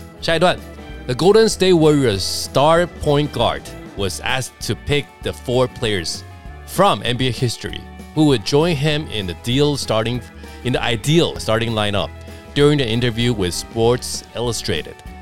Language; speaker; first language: English; non-native, fluent; Chinese